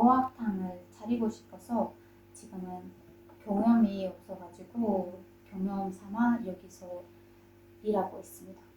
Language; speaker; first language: Korean; non-native, fluent; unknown